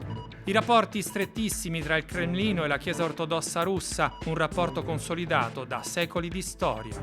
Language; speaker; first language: Italian; native; Italian